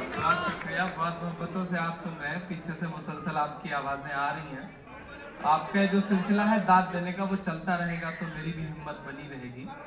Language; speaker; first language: Hindi; native; Hindi